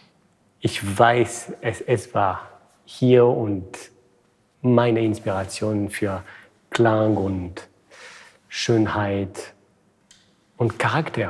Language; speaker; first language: German; non-native, fluent; French